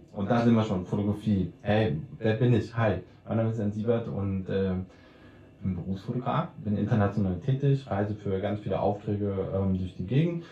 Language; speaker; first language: German; native; German